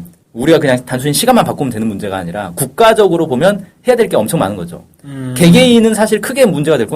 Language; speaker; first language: Korean; native; Korean